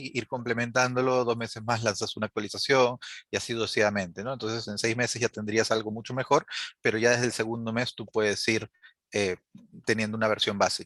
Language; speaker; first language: Spanish; native; Spanish